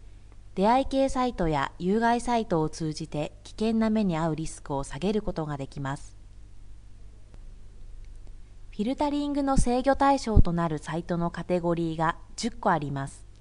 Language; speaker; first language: Japanese; native; Japanese